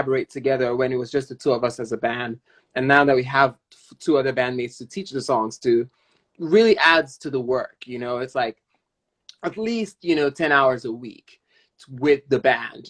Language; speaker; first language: English; non-native, local second language; Yoruba